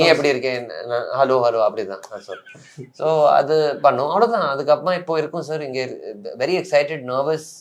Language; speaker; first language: Tamil; non-native, fluent; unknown